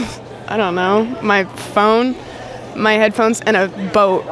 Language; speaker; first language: English; native; English